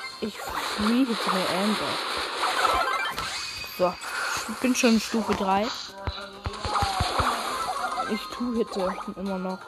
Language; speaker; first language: German; native; German